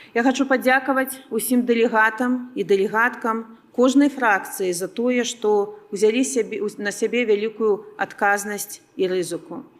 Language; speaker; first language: Belarusian; non-native, local second language; Russian